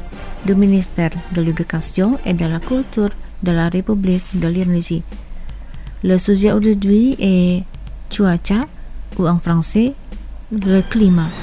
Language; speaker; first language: French; non-native, fluent; Indonesian